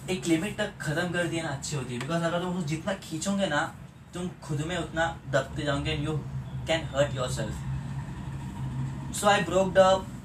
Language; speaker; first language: Hindi; non-native, local second language; Marathi